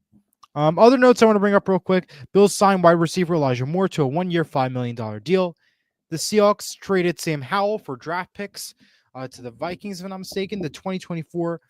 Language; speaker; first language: English; native; English